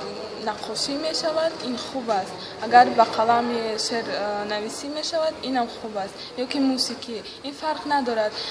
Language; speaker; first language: Persian; non-native, local second language; Russian